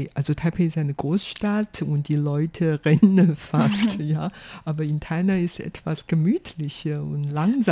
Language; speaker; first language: German; non-native, fluent; Chinese